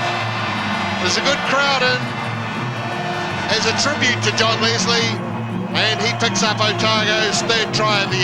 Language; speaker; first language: English; native; English